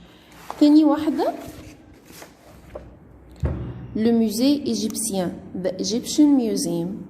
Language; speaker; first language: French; non-native, fluent; Arabic